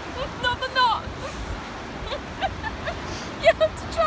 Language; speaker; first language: English; native; English